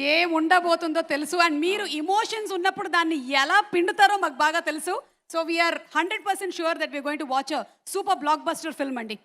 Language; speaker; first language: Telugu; native; Telugu